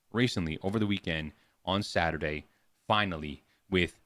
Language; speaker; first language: English; native; English